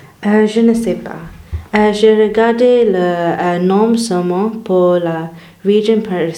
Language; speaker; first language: French; non-native, learner; English